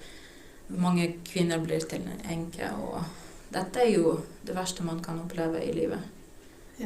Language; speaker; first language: Norwegian; non-native, fluent; Ukrainian